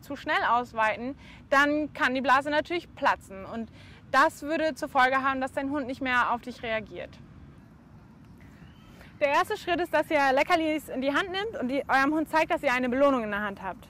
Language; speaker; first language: German; native; German